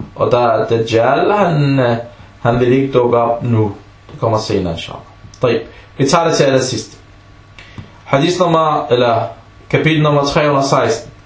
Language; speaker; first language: Danish; non-native, fluent; Arabic